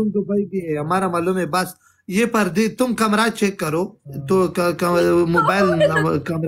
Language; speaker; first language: Hindi; non-native, local second language; Pashto